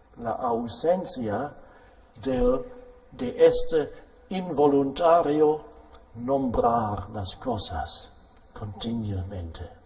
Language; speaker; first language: Spanish; non-native, fluent; German